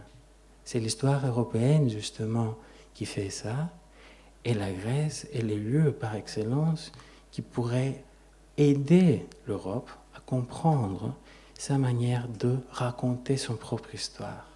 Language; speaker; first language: French; non-native, fluent; Greek